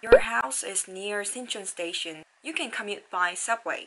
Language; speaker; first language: English; non-native, fluent; Korean